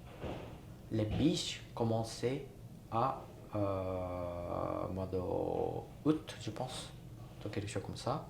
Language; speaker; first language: French; non-native, learner; Japanese